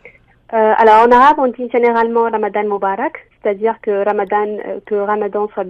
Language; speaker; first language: French; non-native, local second language; Arabic